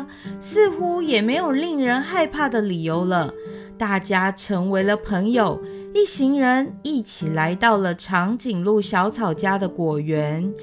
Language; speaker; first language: Chinese; native; Chinese